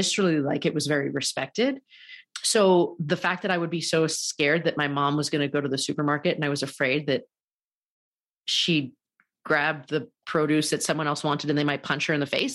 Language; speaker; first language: English; native; English